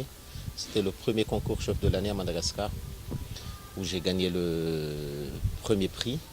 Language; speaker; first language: French; non-native, local second language; Malagasy